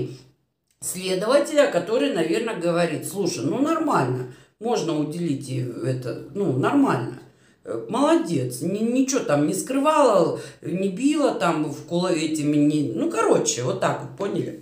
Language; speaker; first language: Russian; native; Russian